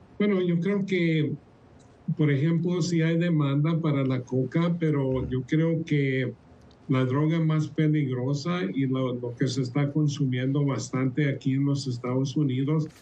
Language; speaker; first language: Spanish; early bilingual, heritage; Spanish